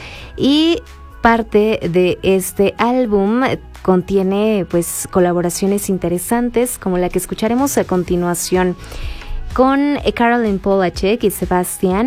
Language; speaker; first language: Spanish; native; Spanish